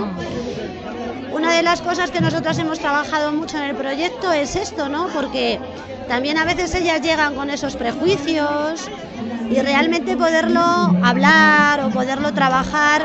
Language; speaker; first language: Spanish; native; Spanish